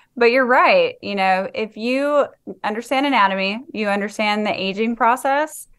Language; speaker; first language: English; native; English